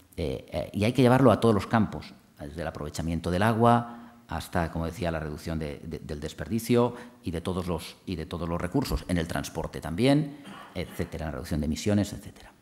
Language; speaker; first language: Spanish; non-native, local second language; Catalan